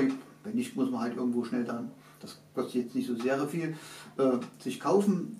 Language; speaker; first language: German; native; German